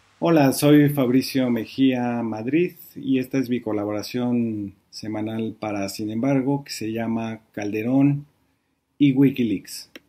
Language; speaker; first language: Spanish; native; Spanish